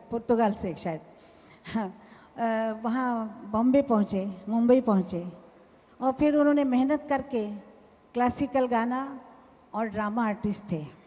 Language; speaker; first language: Hindi; non-native, local second language; Marathi